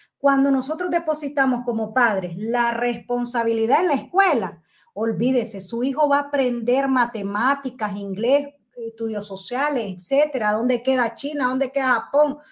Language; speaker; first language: Spanish; native; Spanish